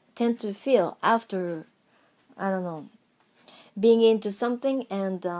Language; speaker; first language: English; non-native, fluent; Japanese